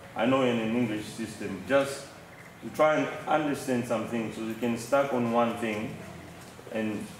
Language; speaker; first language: English; non-native, fluent; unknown